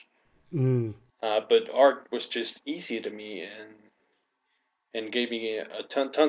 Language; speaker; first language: English; non-native, fluent; Spanish